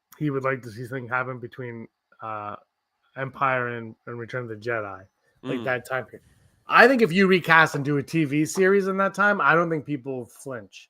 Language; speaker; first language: English; native; English